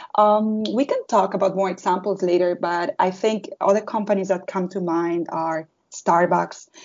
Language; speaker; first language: English; non-native, fluent; Spanish